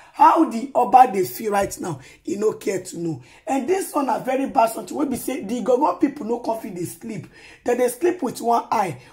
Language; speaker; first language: Nigerian Pidgin; non-native, local second language; Yoruba